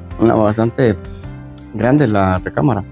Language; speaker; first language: Spanish; native; Spanish